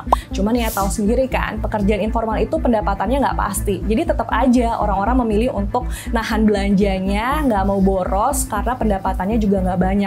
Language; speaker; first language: Indonesian; native; Indonesian